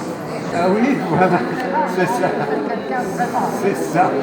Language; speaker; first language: French; non-native, fluent; Portuguese